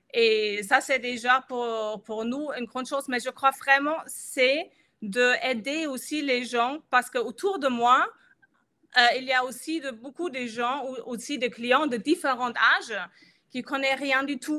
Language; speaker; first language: French; non-native, fluent; German